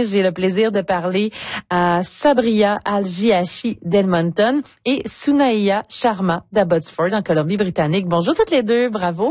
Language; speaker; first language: French; native; French